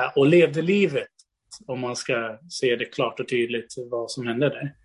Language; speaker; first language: Swedish; early bilingual, other home language; Portuguese